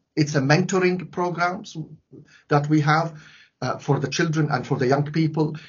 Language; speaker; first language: English; non-native, fluent; Arabic